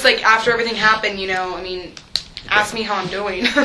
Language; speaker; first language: English; native; English